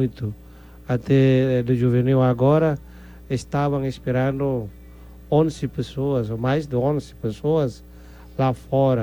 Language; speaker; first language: Portuguese; non-native, fluent; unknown